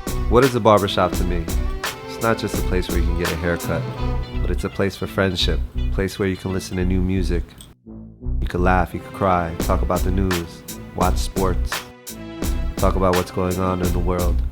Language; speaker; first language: English; native; English